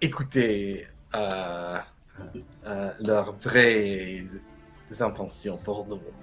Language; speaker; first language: French; non-native, fluent; English